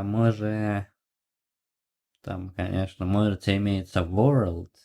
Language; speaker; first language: Russian; non-native, local second language; Ukrainian